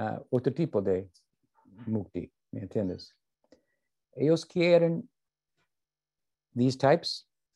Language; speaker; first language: Spanish; non-native, learner; English